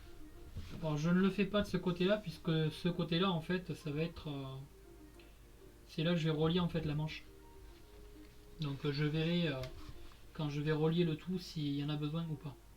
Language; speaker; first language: French; native; French